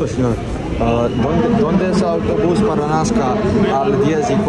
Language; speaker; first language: Spanish; non-native, learner; Serbian